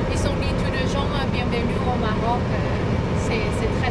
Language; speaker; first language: French; non-native, learner; Thai